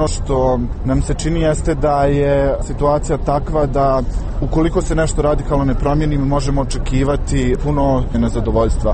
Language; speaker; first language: Croatian; native; Croatian